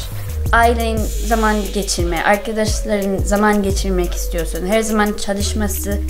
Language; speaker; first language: Turkish; non-native, learner; English